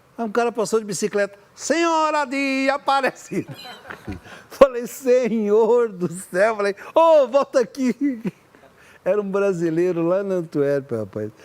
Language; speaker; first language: Portuguese; native; Portuguese